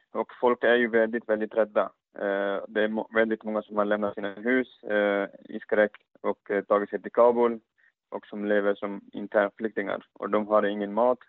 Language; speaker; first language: Swedish; non-native, fluent; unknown